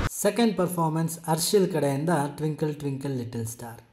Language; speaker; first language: Kannada; native; Kannada